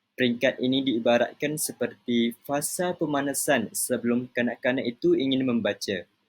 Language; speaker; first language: Malay; native; Malay